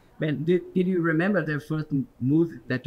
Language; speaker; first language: English; non-native, learner; Portuguese